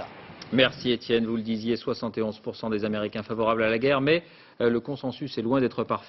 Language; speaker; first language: French; native; French